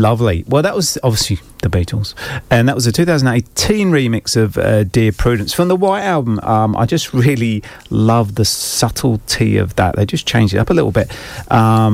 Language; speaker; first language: English; native; English